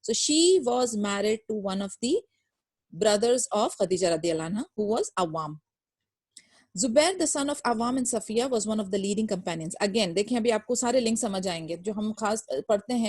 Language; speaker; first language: English; non-native, local second language; Urdu